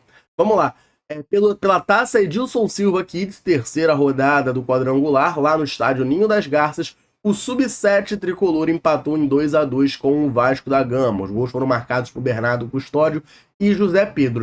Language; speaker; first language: Portuguese; native; Portuguese